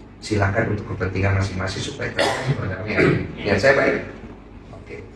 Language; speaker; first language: Indonesian; native; Indonesian